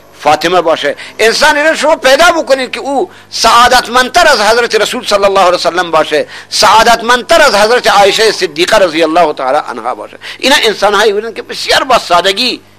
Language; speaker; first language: Persian; non-native, local second language; Baluchi